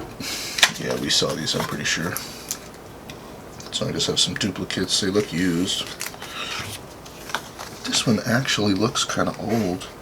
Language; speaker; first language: English; native; English